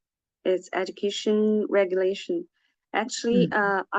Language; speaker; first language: English; non-native, fluent; Chinese